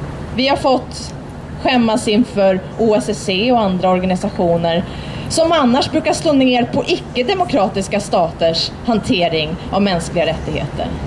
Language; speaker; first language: Swedish; native; Swedish